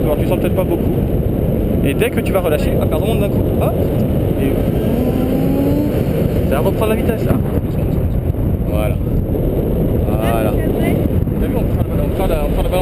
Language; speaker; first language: French; native; French